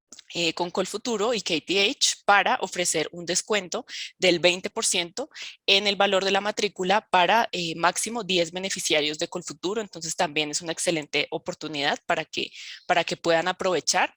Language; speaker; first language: Spanish; native; Spanish